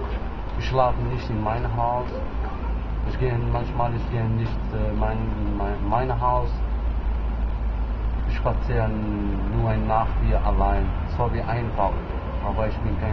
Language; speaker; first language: German; non-native, learner; Arabic